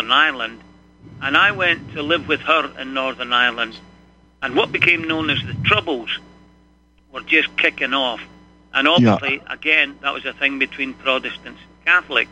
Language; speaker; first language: English; native; English